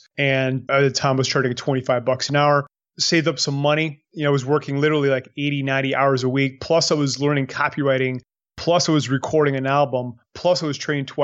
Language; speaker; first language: English; native; English